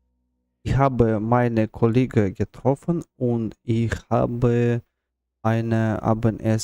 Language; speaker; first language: German; non-native, learner; Russian